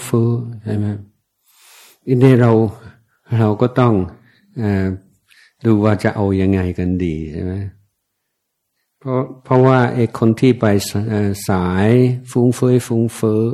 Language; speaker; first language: Thai; non-native, fluent; English